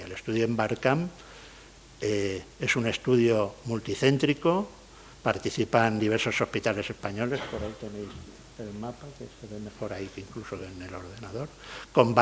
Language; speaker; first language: Spanish; native; Spanish